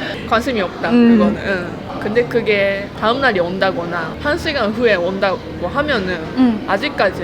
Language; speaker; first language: Korean; non-native, fluent; Japanese